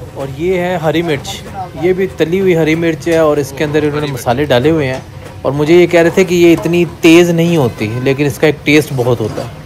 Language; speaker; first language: Urdu; non-native, local second language; Punjabi